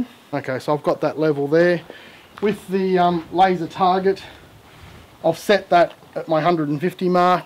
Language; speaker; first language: English; native; English